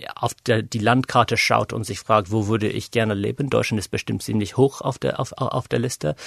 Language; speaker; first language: German; non-native, fluent; English